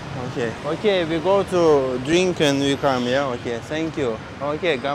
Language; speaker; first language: English; non-native, learner; Russian